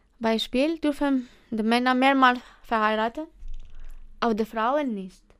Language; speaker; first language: German; non-native, learner; Persian